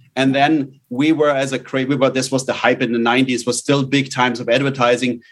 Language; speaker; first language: English; non-native, fluent; German